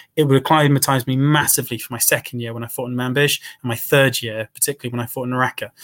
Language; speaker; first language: English; native; English